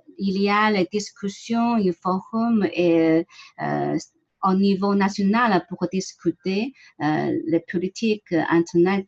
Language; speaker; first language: French; non-native, learner; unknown